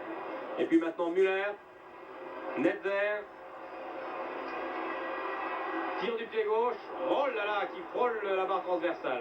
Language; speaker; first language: French; native; French